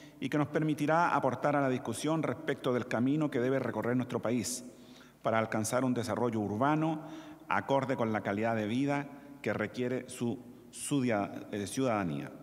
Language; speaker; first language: Spanish; native; Spanish